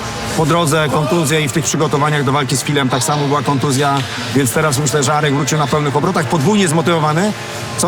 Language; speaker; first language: Polish; native; Polish